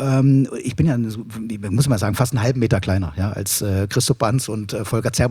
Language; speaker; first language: German; native; German